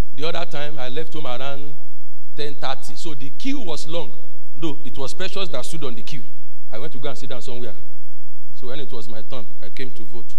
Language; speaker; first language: English; non-native, local second language; Yoruba